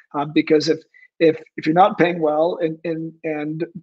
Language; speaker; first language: English; native; English